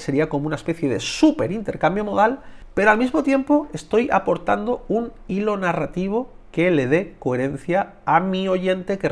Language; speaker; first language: Spanish; native; Spanish